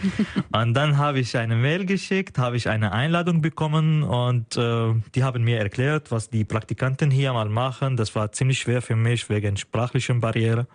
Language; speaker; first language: German; non-native, fluent; Arabic